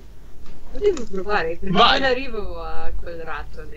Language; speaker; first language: Italian; non-native, learner; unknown